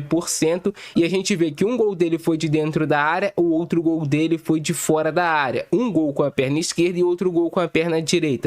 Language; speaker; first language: Portuguese; native; Portuguese